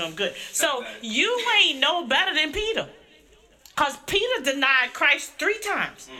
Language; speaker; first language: English; native; English